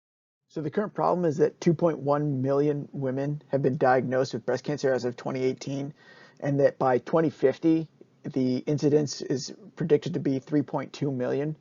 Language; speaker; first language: English; native; English